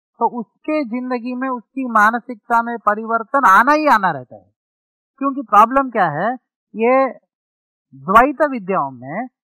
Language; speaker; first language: Hindi; non-native, local second language; Telugu